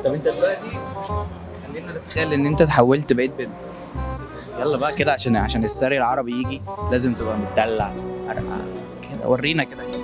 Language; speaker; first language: Arabic; native; Arabic